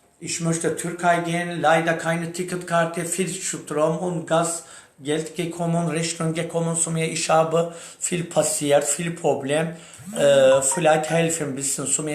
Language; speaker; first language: German; non-native, learner; Turkish